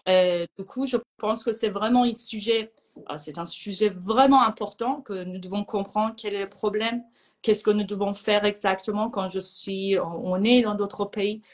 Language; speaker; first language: French; non-native, fluent; Persian